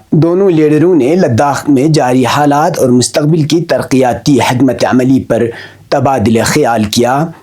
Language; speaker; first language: Urdu; non-native, local second language; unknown